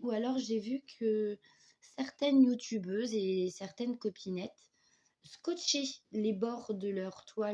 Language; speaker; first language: French; native; French